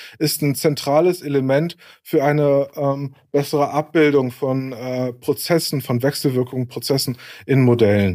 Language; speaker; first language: German; native; German